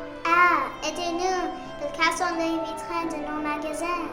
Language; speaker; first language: French; non-native, learner; English